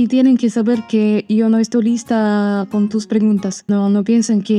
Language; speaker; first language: Spanish; non-native, learner; Armenian